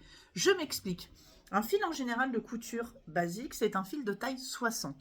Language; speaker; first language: French; native; French